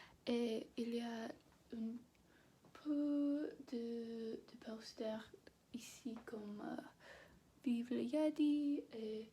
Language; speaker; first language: French; non-native, learner; English